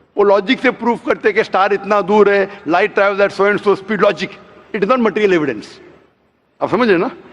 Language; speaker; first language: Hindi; non-native, local second language; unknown